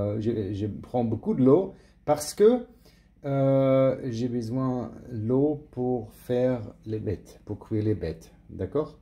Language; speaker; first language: French; non-native, learner; German